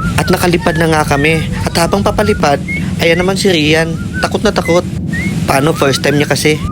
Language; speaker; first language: Filipino; non-native, local second language; Cebuano